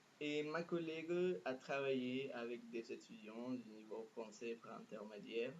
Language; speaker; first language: French; non-native, fluent; Spanish